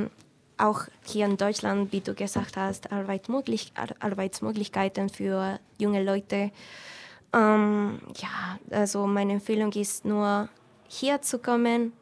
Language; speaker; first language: German; non-native, fluent; Spanish